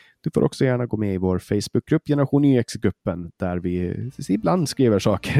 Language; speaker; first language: Swedish; native; Swedish